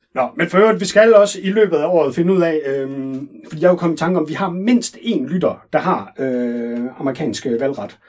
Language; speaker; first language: Danish; native; Danish